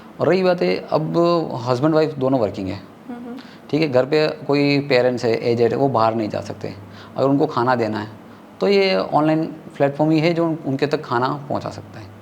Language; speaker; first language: Hindi; non-native, local second language; Tamil